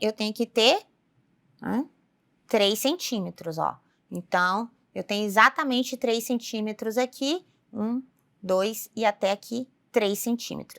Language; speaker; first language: Portuguese; native; Portuguese